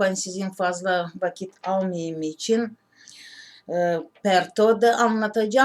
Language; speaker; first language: Turkish; non-native, learner; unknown